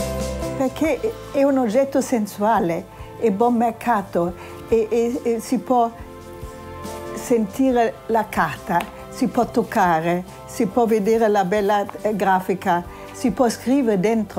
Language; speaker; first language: Italian; non-native, fluent; German